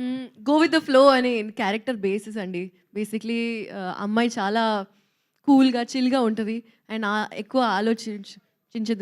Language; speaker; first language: Telugu; non-native, local second language; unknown